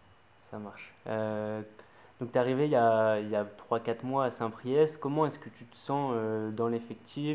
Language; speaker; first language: French; native; French